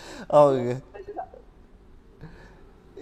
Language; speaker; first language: Indonesian; native; Indonesian